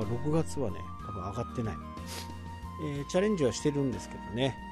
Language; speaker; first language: Japanese; native; Japanese